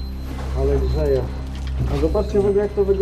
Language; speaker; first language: Polish; native; Polish